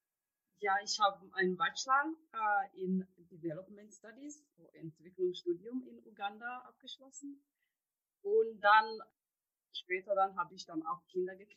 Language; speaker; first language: German; non-native, fluent; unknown